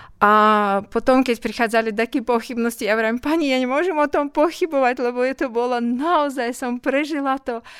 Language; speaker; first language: Slovak; non-native, fluent; Russian